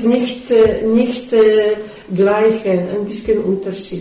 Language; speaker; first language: German; non-native, learner; Polish